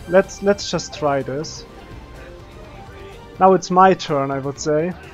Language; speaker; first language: English; non-native, fluent; German